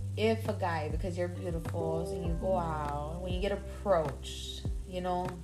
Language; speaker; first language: English; early bilingual, other home language; Spanish